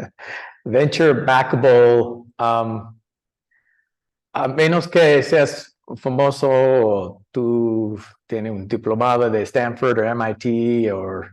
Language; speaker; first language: Spanish; non-native, learner; English